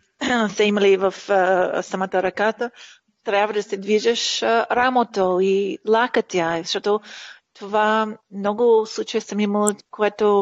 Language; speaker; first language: Bulgarian; early bilingual, heritage; Bulgarian